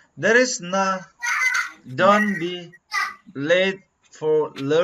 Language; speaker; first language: English; non-native, learner; Indonesian